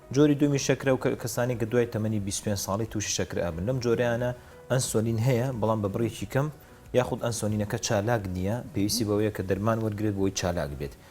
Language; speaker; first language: Central Kurdish; native; Central Kurdish